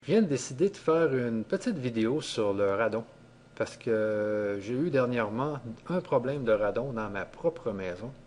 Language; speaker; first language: French; native; French